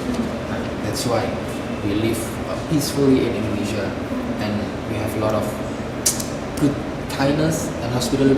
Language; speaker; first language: English; non-native, fluent; Indonesian